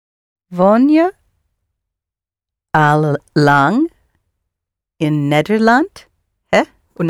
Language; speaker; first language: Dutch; non-native, learner; English